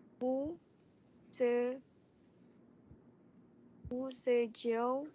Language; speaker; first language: Chinese; non-native, learner; Malay